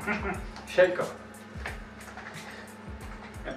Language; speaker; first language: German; non-native, learner; French